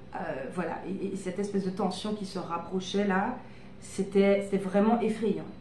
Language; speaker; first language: French; native; French